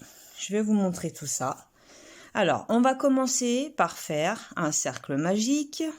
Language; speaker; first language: French; native; French